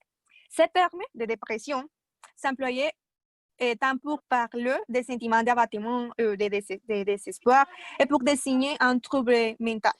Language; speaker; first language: French; non-native, fluent; Spanish